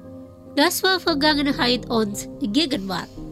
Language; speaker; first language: German; non-native, fluent; Indonesian